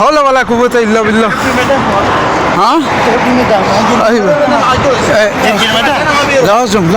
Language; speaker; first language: Arabic; non-native, learner; Urdu